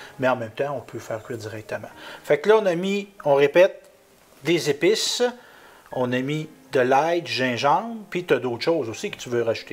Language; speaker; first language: French; native; French